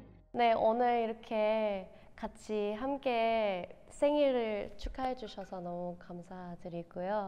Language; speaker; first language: Korean; non-native, fluent; Thai